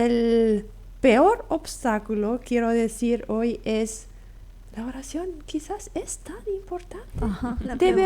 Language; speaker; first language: Spanish; non-native, local second language; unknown